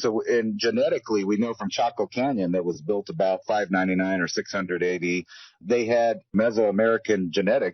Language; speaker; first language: English; native; English